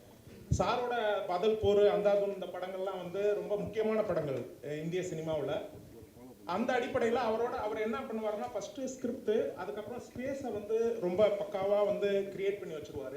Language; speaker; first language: Tamil; native; Tamil